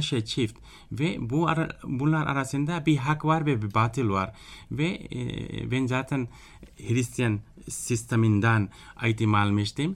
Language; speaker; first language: Turkish; non-native, fluent; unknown